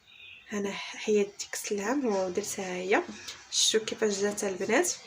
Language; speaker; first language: Arabic; native; Arabic